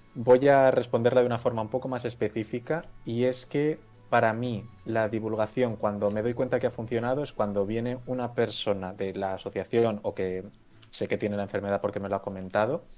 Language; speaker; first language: Spanish; native; Spanish